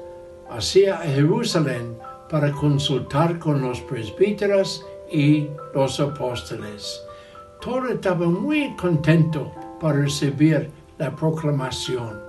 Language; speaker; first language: Spanish; non-native, learner; English